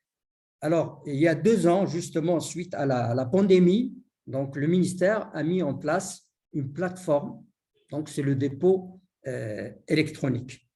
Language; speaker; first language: French; non-native, local second language; Arabic